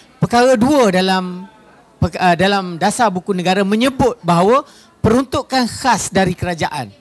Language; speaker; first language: Malay; native; Malay